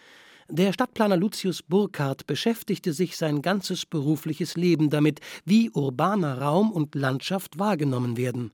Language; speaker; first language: German; native; German